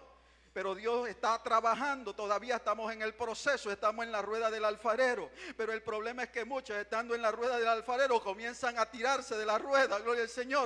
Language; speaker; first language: Spanish; native; Spanish